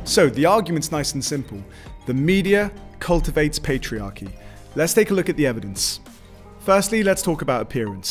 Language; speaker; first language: English; native; English